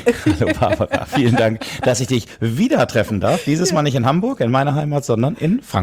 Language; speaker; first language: German; native; German